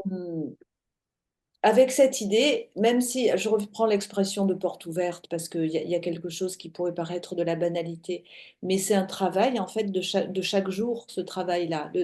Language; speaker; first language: French; native; French